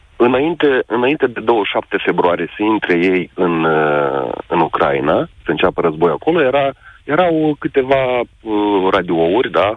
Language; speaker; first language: Romanian; native; Romanian